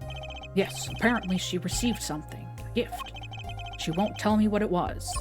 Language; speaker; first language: English; native; English